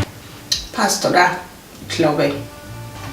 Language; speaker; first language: German; non-native, fluent; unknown